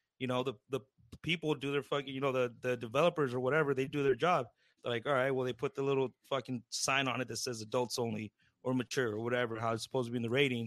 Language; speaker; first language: English; early bilingual, other home language; Spanish